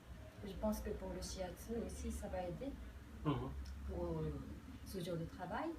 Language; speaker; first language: French; non-native, fluent; Japanese